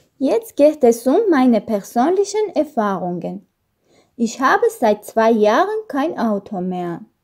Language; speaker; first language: German; non-native, learner; Armenian